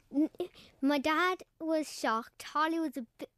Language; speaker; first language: English; native; English